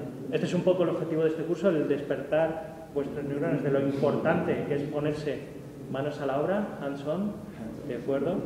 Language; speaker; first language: Spanish; native; Spanish